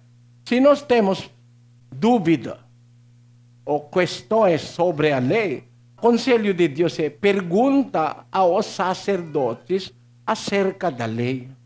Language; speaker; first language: Portuguese; non-native, learner; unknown